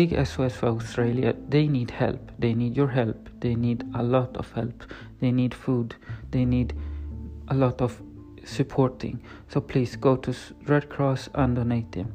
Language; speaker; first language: English; non-native, learner; Swedish